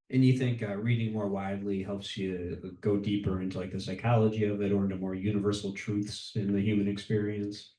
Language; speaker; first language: English; native; English